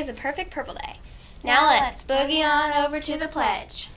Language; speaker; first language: English; native; English